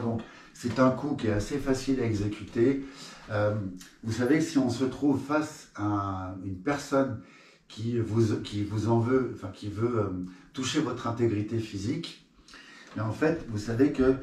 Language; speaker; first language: French; native; French